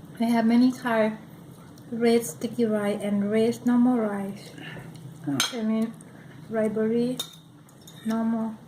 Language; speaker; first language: English; non-native, learner; Thai